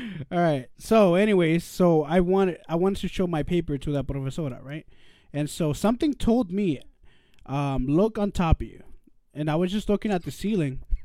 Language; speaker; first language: English; early bilingual, other home language; Spanish